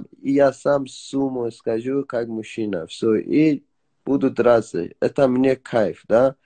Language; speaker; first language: Russian; non-native, learner; Persian